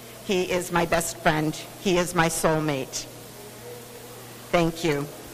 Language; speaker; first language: English; native; English